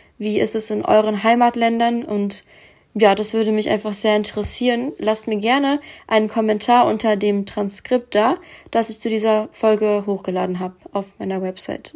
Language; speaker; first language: German; early bilingual, other home language; Russian